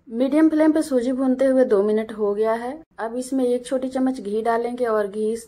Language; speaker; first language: Hindi; native; Hindi